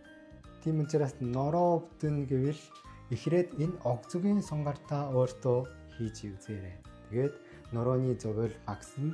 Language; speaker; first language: Mongolian; non-native, fluent; Japanese